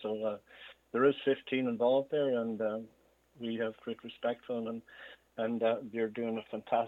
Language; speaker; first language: English; native; English